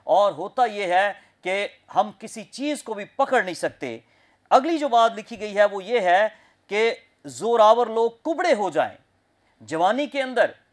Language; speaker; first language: Urdu; non-native, local second language; Punjabi